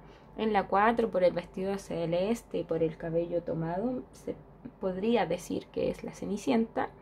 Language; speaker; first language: Spanish; native; Spanish